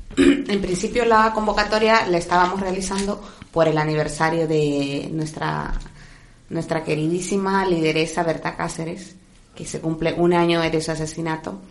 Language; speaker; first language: Spanish; native; Spanish